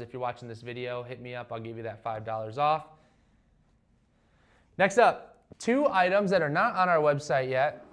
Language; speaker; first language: English; native; English